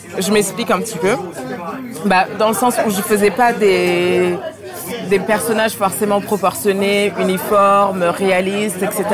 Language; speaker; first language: French; early bilingual, other home language; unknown